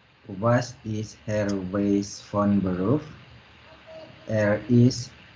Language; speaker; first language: German; non-native, learner; Indonesian